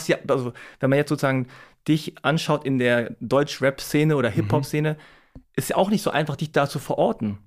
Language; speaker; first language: German; native; German